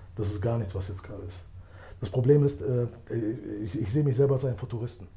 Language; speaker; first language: German; early bilingual, other home language; Albanian